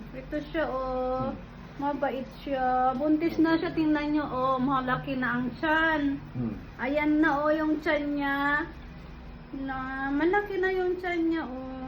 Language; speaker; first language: Filipino; non-native, local second language; Iloko